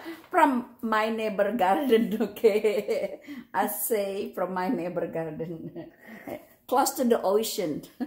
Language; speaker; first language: English; non-native, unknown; Indonesian